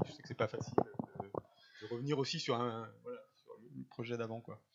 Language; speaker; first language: French; native; French